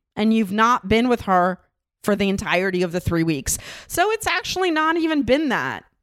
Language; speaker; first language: English; non-native, fluent; Russian